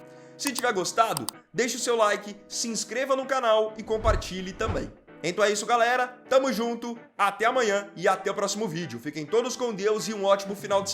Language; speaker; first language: Portuguese; native; Portuguese